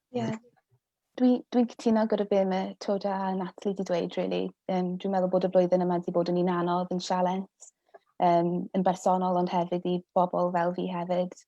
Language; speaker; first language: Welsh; non-native, local second language; English